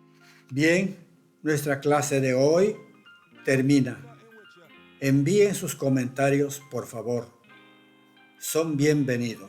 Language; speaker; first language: Spanish; non-native, local second language; Quechua